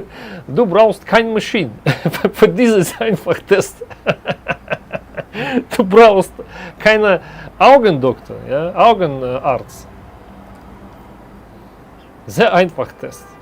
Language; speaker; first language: German; non-native, learner; Russian